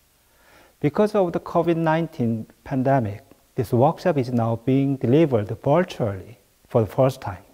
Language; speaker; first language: English; non-native, fluent; Korean